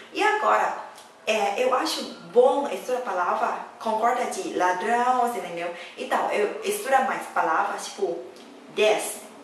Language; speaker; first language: Portuguese; non-native, learner; Thai